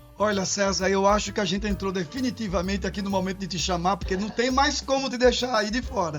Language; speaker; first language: Portuguese; native; Portuguese